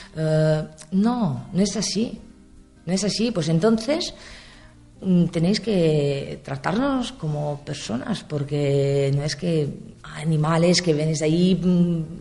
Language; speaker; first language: Spanish; non-native, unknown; Italian